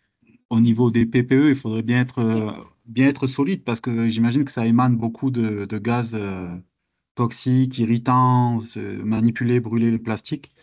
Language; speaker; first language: French; native; French